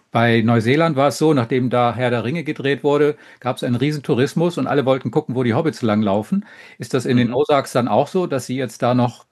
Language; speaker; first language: German; native; German